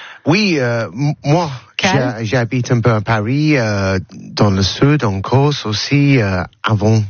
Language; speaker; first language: French; non-native, learner; English